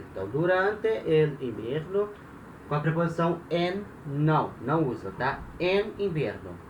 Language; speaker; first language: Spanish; non-native, fluent; Portuguese